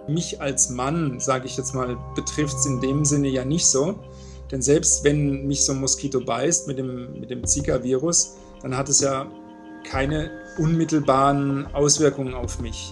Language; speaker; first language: German; native; German